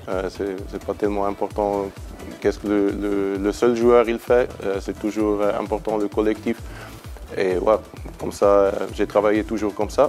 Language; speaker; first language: French; non-native, learner; German